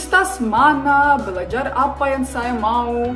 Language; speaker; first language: Indonesian; non-native, learner; Ukrainian